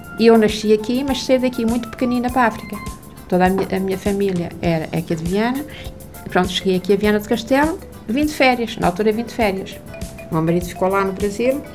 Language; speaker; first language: Portuguese; native; Portuguese